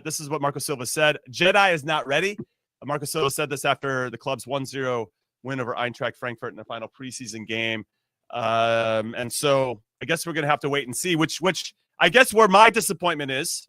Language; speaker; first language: English; native; English